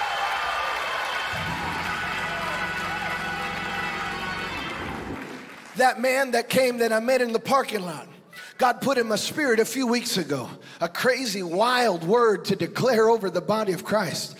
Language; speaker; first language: English; native; English